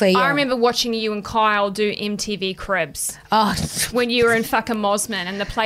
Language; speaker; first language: English; native; English